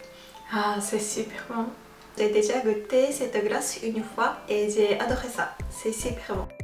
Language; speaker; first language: French; non-native, fluent; Japanese